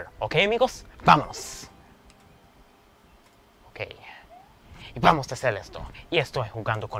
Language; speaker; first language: Spanish; non-native, learner; English